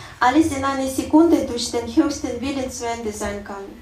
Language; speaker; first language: German; non-native, learner; Russian